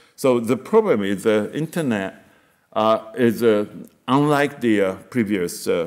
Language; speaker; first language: English; non-native, fluent; Japanese